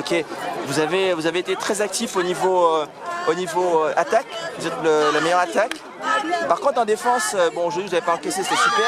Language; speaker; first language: French; native; French